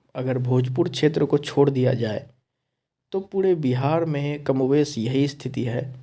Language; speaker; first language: Hindi; native; Hindi